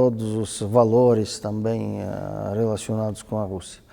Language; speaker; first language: Portuguese; non-native, fluent; Russian